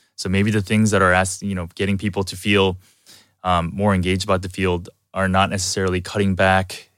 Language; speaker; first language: English; early bilingual, other home language; Korean